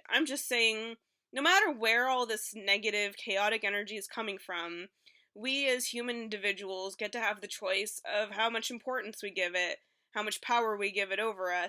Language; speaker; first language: English; native; English